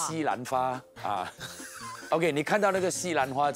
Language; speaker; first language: Chinese; native; Chinese